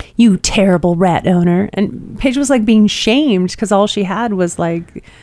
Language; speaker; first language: English; native; English